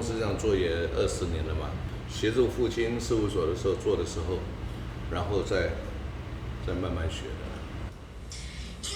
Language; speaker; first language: Chinese; native; Chinese